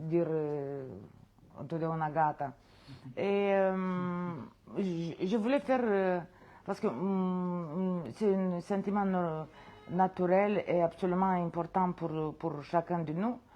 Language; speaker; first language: French; non-native, fluent; Romanian